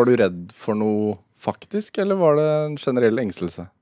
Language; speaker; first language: Norwegian; native; Norwegian